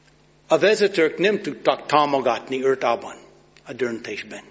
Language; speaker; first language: Hungarian; non-native, fluent; English